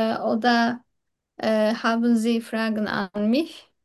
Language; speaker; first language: German; non-native, learner; Turkish